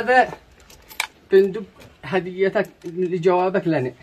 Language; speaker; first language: Arabic; native; Arabic